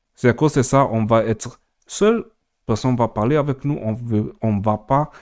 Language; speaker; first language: French; non-native, fluent; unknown